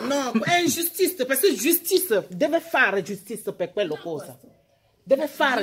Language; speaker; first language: Italian; non-native, learner; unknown